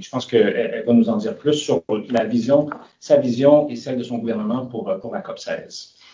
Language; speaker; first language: French; native; French